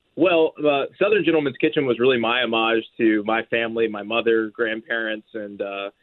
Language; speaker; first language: English; native; English